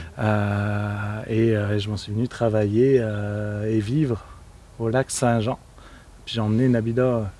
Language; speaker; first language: French; native; French